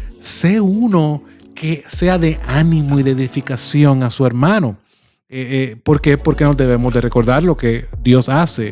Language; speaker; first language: Spanish; native; Spanish